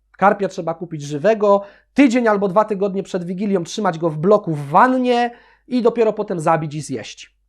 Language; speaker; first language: Polish; native; Polish